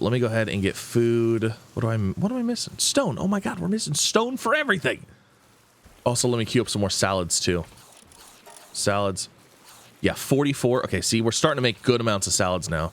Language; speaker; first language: English; native; English